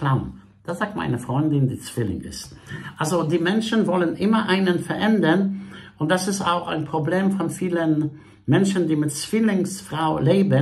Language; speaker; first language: German; non-native, fluent; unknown